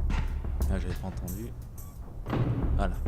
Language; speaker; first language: French; native; French